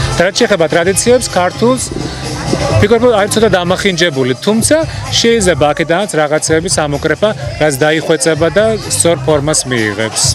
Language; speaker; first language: Georgian; early bilingual, heritage; Georgian